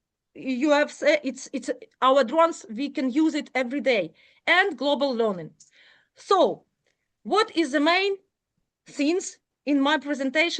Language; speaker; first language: English; non-native, learner; Ukrainian